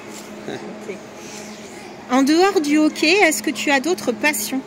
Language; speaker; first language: French; native; French